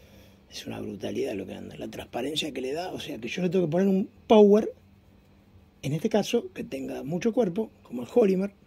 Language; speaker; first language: Spanish; native; Spanish